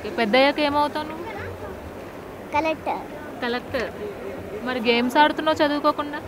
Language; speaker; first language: Telugu; native; Telugu